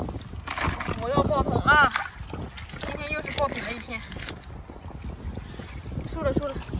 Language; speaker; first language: Chinese; native; Chinese